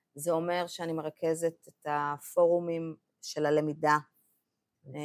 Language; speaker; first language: Hebrew; native; Hebrew